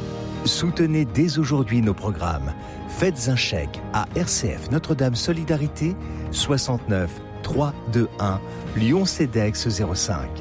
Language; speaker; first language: French; native; French